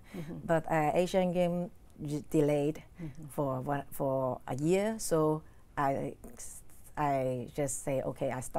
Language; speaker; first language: English; non-native, learner; Cantonese